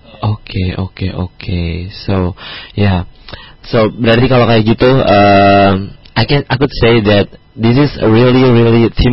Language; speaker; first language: English; non-native, learner; Indonesian